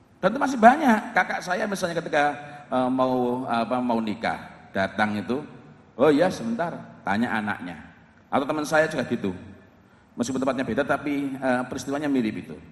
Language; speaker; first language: Indonesian; non-native, local second language; Javanese